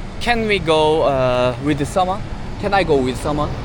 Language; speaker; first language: English; non-native, learner; Korean